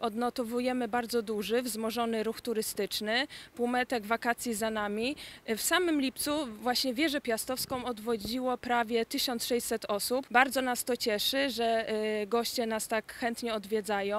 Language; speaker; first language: Polish; native; Polish